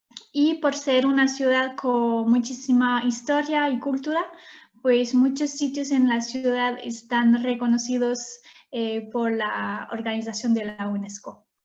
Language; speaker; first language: Spanish; non-native, fluent; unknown